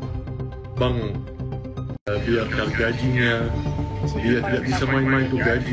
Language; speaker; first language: Indonesian; non-native, fluent; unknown